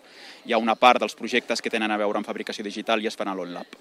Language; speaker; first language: Catalan; native; Catalan